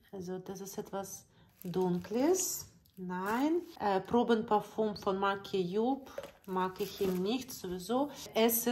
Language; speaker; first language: German; non-native, learner; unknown